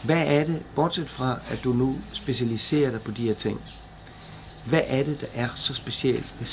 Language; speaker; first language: Danish; native; Danish